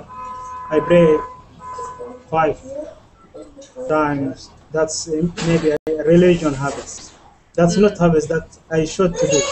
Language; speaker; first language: English; non-native, learner; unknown